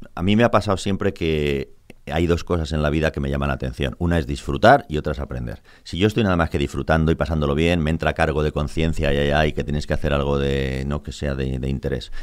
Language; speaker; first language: Spanish; native; Spanish